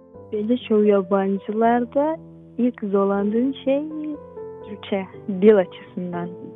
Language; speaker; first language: Turkish; non-native, fluent; Indonesian